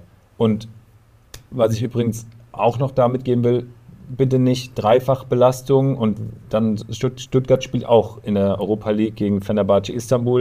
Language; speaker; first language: German; native; German